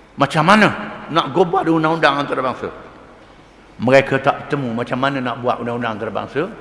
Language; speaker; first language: Malay; native; Malay